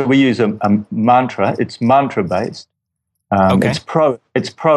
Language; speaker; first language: English; native; English